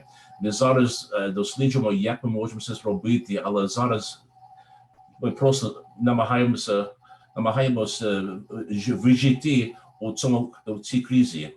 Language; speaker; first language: Ukrainian; non-native, learner; English